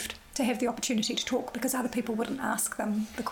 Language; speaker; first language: English; native; English